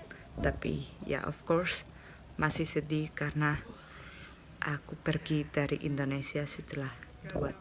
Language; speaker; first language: Indonesian; non-native, fluent; Spanish